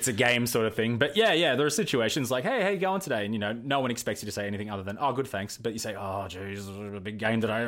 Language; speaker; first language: English; native; English